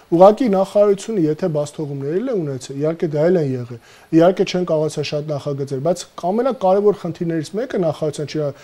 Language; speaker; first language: Armenian; native; Armenian